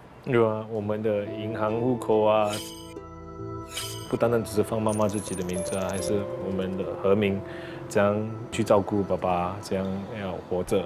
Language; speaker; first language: Chinese; non-native, local second language; English